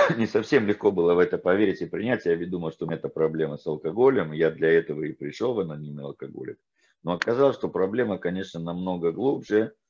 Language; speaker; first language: Russian; native; Russian